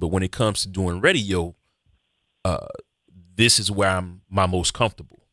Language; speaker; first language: English; native; English